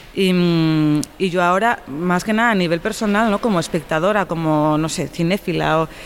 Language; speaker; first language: Spanish; native; Spanish